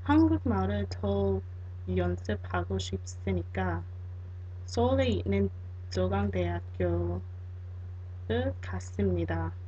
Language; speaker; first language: Korean; non-native, learner; English